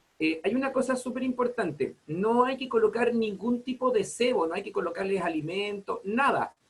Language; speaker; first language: Spanish; native; Spanish